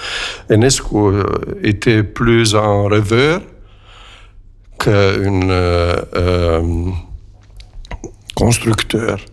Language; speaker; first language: French; non-native, fluent; Romanian